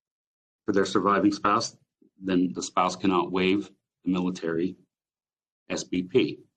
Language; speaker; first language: English; native; English